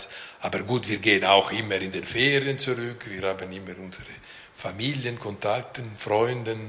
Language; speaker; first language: German; non-native, local second language; Italian